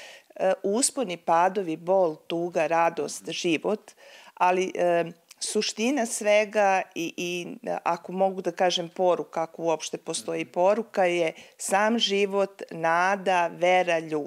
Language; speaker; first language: Serbian; native; Serbian